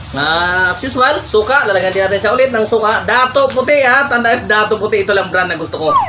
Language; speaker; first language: Filipino; non-native, local second language; Cebuano